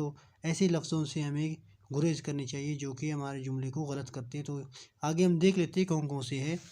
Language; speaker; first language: Urdu; non-native, local second language; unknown